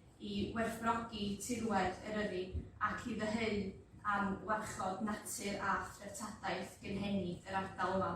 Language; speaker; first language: Welsh; native; Welsh